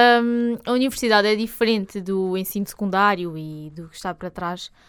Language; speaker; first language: Portuguese; native; Portuguese